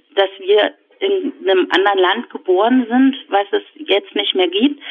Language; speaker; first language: German; native; German